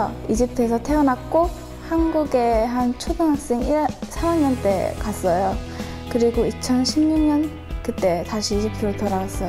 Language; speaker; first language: Korean; early bilingual, heritage; Korean